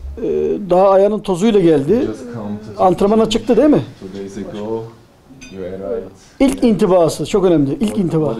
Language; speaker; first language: Turkish; native; Turkish